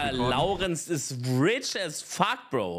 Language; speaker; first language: German; native; German